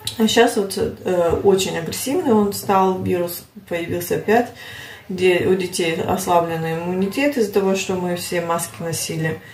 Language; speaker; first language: Russian; early bilingual, heritage; Russian